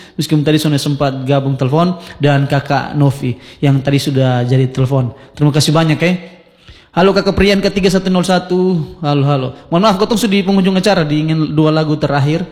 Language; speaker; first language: Indonesian; native; Indonesian